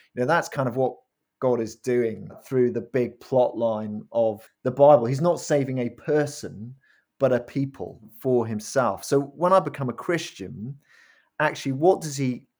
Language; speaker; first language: English; native; English